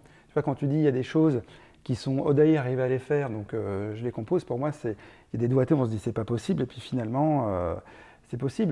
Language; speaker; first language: French; native; French